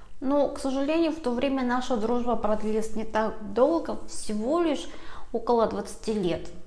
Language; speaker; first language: Russian; early bilingual, other home language; Korean